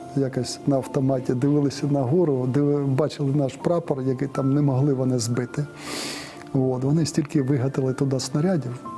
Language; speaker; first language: Ukrainian; native; Ukrainian